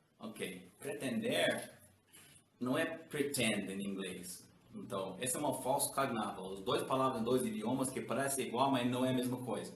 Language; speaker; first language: Portuguese; non-native, learner; English